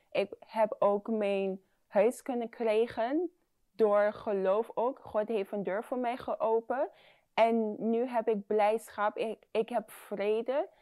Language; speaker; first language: Dutch; non-native, fluent; English